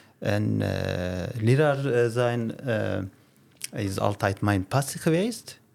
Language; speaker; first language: Dutch; non-native, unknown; Turkish